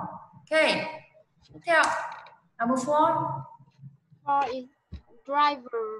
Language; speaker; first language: English; non-native, learner; Vietnamese